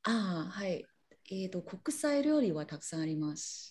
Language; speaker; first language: Japanese; non-native, learner; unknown